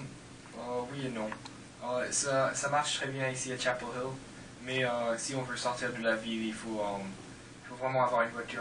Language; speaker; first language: French; non-native, learner; English